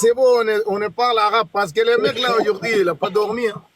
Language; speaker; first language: French; non-native, learner; Arabic